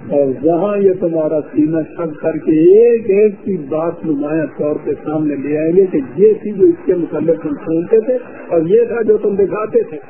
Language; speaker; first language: Urdu; non-native, local second language; Punjabi